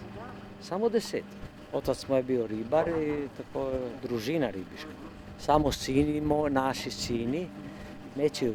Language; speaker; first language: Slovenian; non-native, local second language; Croatian